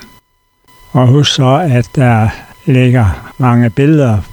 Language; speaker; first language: Danish; native; Danish